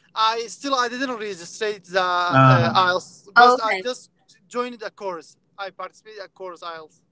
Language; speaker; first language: English; non-native, fluent; Kurdish